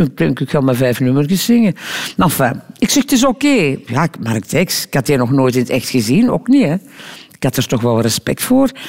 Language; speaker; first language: Dutch; native; Dutch